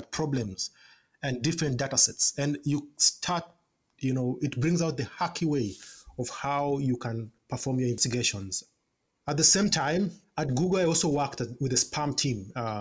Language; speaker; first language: English; non-native, local second language; Ganda